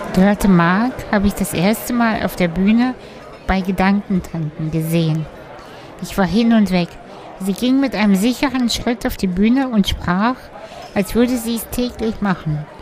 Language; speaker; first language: German; early bilingual, other home language; Russian